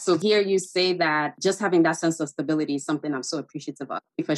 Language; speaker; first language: English; non-native, local second language; Igbo